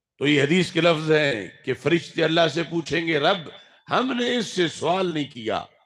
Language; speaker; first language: Urdu; non-native, local second language; Punjabi